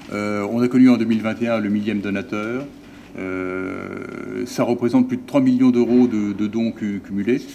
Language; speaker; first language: French; native; French